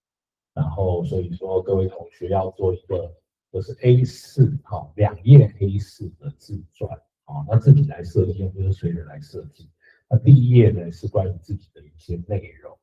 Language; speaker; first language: Chinese; non-native, fluent; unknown